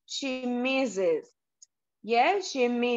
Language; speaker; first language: English; non-native, learner; Spanish